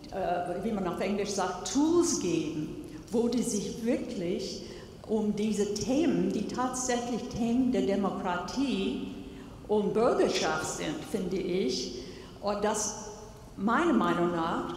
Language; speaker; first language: German; non-native, fluent; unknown